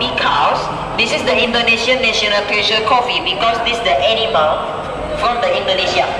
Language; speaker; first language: English; non-native, learner; Indonesian